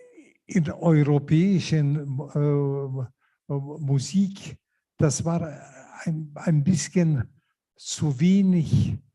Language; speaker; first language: German; non-native, learner; Lithuanian